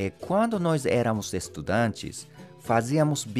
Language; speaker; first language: Portuguese; non-native, fluent; Japanese